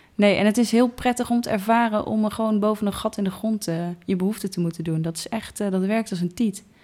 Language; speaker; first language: Dutch; native; Dutch